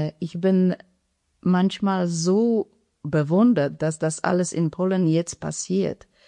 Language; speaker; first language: German; non-native, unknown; Polish